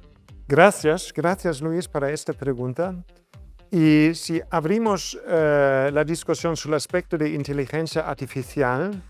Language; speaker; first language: Spanish; non-native, fluent; German